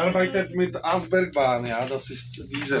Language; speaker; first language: German; non-native, learner; Slovak